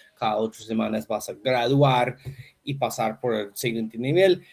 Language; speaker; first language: Spanish; non-native, fluent; English